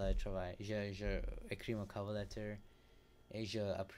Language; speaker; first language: French; non-native, learner; English